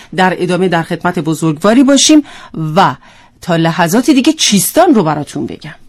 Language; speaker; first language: Persian; native; Persian